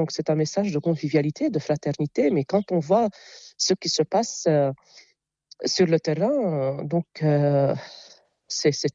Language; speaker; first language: French; non-native, local second language; Arabic